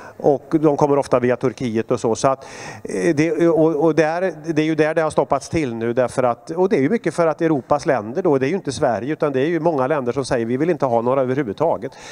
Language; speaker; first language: Swedish; native; Swedish